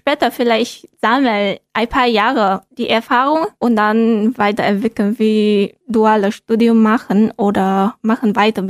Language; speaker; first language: German; non-native, learner; Vietnamese